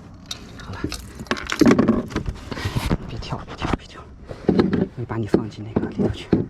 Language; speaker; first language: Chinese; native; Chinese